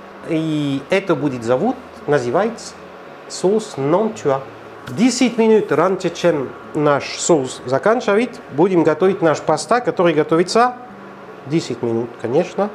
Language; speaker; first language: Russian; non-native, learner; French